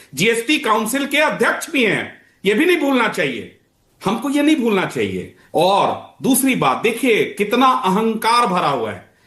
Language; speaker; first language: Hindi; native; Hindi